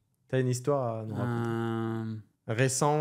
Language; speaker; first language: French; native; French